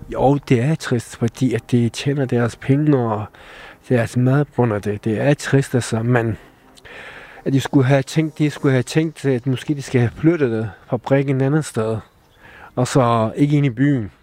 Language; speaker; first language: Danish; non-native, fluent; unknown